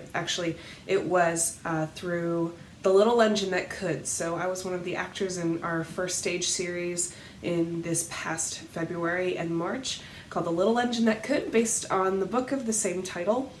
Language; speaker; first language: English; native; English